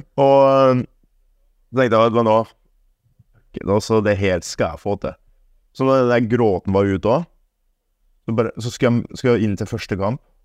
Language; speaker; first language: Norwegian; early bilingual, other home language; German